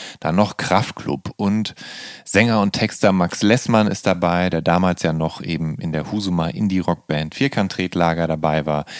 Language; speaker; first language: German; native; German